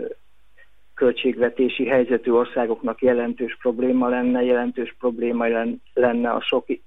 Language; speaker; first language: Hungarian; native; Hungarian